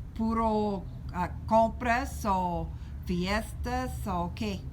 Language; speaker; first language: Spanish; non-native, learner; English